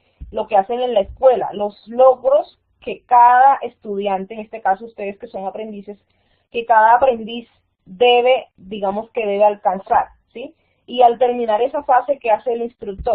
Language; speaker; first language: Spanish; native; Spanish